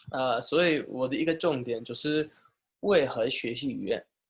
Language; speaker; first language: Chinese; non-native, fluent; English